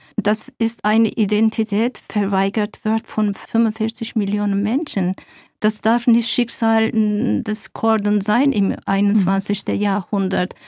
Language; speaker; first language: German; non-native, fluent; Zaza